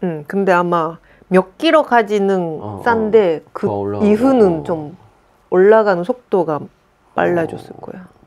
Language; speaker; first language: Korean; non-native, fluent; Japanese